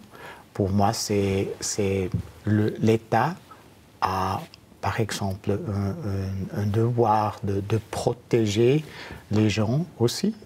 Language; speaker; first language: French; non-native, fluent; German